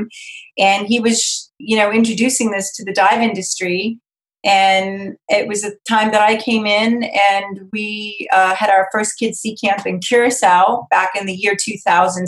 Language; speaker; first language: English; native; English